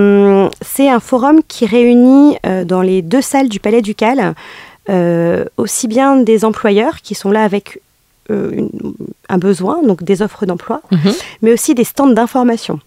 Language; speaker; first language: French; native; French